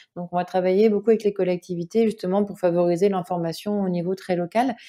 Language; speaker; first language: French; native; French